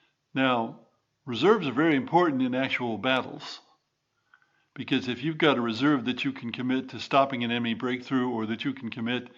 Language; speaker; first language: English; native; English